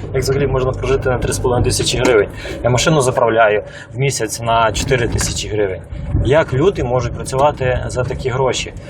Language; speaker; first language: Ukrainian; native; Ukrainian